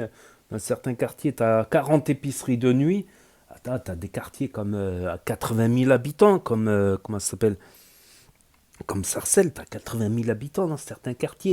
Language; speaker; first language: French; native; French